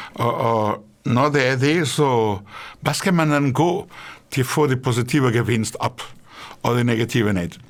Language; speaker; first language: Danish; non-native, fluent; Portuguese